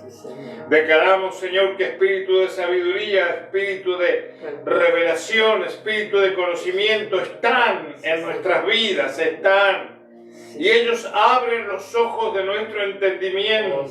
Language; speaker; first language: Spanish; native; Spanish